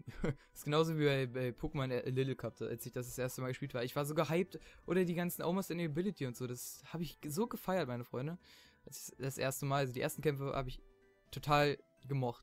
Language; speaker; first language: German; native; German